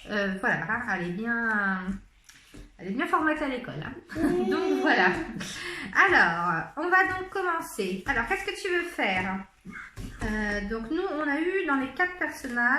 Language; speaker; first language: French; native; French